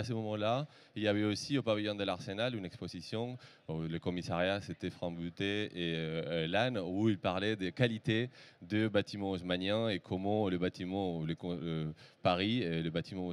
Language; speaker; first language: French; native; French